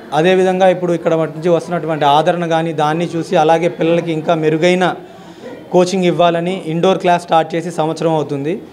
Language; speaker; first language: Telugu; native; Telugu